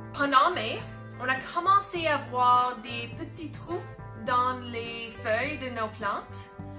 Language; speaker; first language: French; non-native, fluent; English